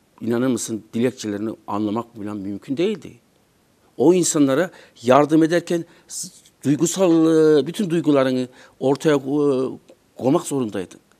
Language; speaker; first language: Turkish; native; Turkish